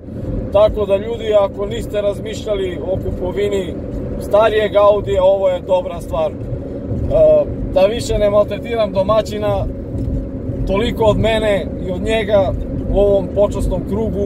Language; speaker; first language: Serbian; native; Serbian